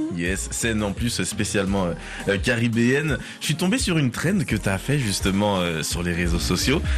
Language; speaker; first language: French; native; French